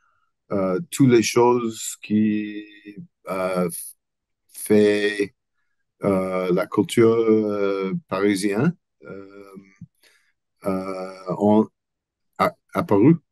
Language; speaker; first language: French; non-native, learner; English